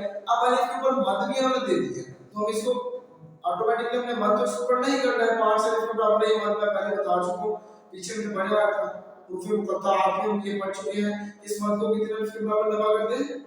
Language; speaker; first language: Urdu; non-native, local second language; Punjabi